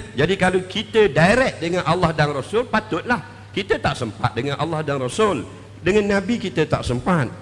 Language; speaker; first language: Malay; native; Malay